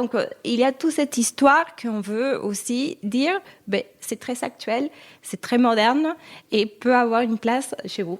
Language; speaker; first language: French; non-native, fluent; Spanish